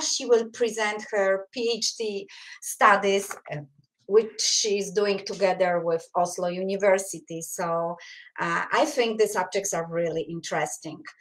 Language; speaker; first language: English; non-native, fluent; Polish